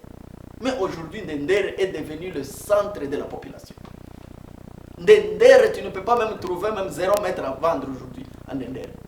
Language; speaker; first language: French; non-native, local second language; Swahili